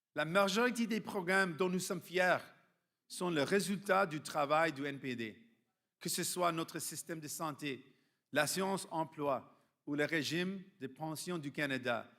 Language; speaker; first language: French; non-native, fluent; English